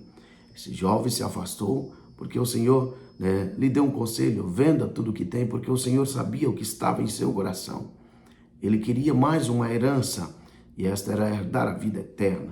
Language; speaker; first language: Portuguese; native; Portuguese